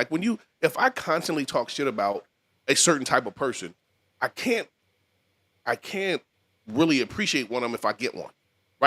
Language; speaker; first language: English; native; English